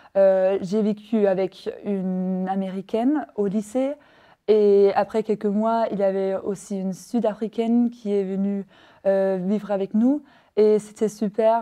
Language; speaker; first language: French; non-native, fluent; German